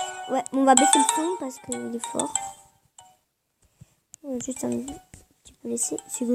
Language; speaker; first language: French; native; French